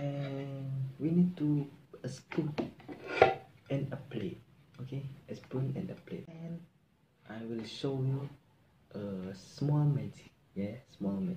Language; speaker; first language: English; non-native, learner; Indonesian